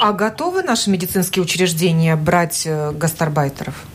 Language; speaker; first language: Russian; native; Russian